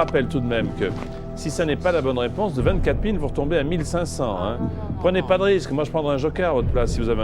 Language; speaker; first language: French; native; French